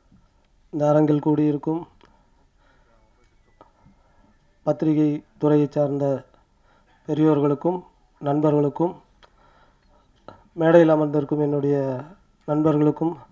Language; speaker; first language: Tamil; native; Tamil